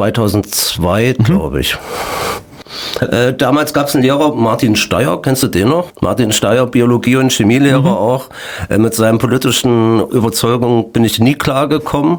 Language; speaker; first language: German; native; German